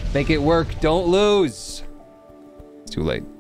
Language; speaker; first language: English; native; English